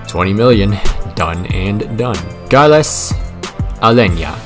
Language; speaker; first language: English; native; English